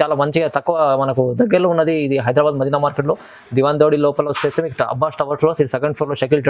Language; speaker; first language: Telugu; native; Telugu